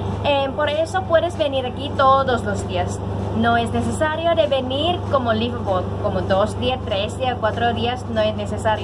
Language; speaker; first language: Spanish; non-native, learner; Thai